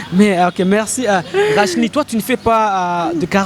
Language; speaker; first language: French; non-native, local second language; Rundi